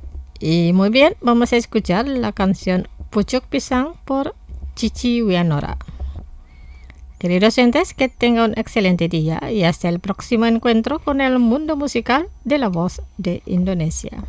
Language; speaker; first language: Spanish; non-native, fluent; Indonesian